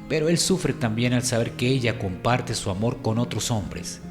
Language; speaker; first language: Spanish; native; Spanish